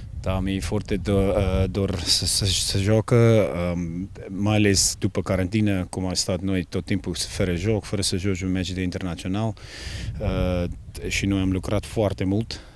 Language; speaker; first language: Romanian; non-native, learner; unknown